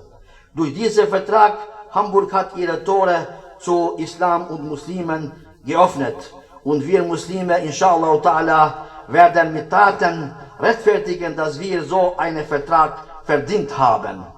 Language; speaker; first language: German; non-native, learner; Albanian